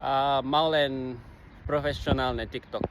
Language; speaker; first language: Estonian; non-native, learner; Japanese